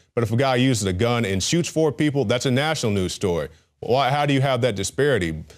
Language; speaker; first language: English; native; English